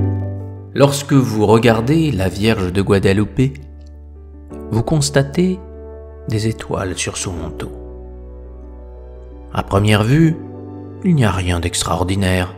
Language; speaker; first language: French; native; French